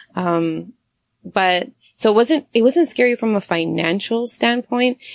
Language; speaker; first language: English; native; English